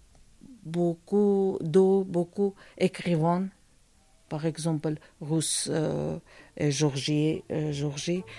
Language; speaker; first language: French; non-native, learner; Georgian